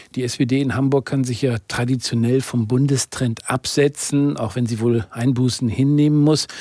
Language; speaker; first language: German; native; German